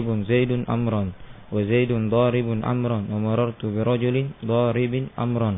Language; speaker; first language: Arabic; non-native, fluent; Indonesian